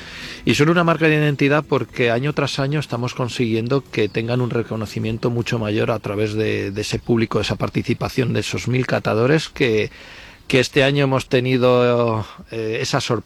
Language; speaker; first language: Spanish; native; Spanish